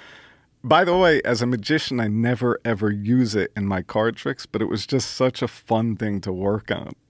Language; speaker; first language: English; native; English